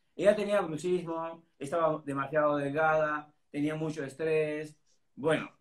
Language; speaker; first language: Spanish; native; Spanish